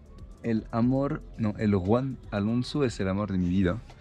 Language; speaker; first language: Spanish; non-native, learner; French